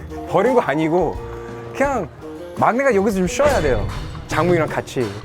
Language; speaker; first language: Korean; non-native, fluent; English